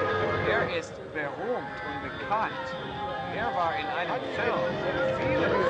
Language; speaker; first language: German; non-native, fluent; English